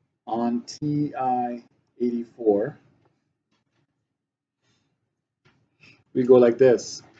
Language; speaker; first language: English; native; English